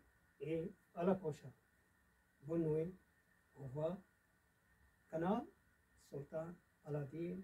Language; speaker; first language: French; non-native, learner; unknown